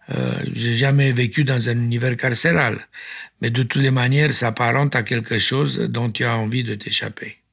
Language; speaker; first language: French; non-native, fluent; Romanian